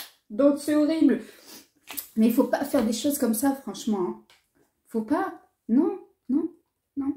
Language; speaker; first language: French; native; French